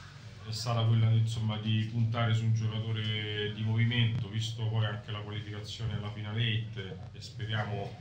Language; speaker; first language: Italian; native; Italian